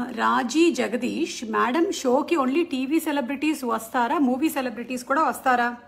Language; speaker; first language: Telugu; non-native, local second language; Malayalam